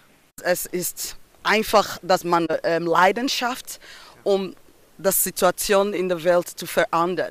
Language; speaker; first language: German; non-native, local second language; French